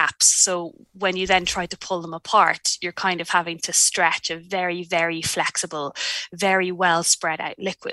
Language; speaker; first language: English; native; English